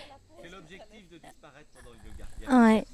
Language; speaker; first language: French; native; French